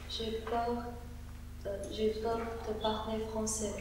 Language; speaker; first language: French; non-native, learner; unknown